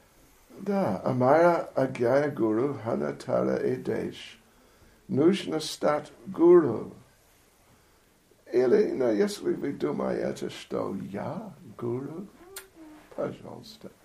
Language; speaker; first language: Russian; non-native, fluent; English